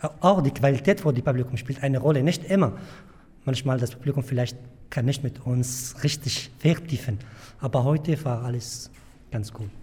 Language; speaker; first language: German; non-native, learner; Arabic